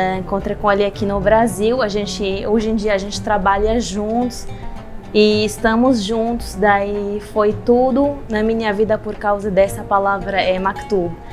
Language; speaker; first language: Portuguese; non-native, fluent; Arabic